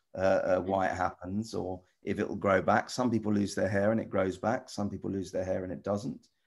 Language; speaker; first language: English; native; English